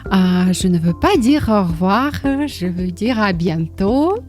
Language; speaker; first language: French; non-native, learner; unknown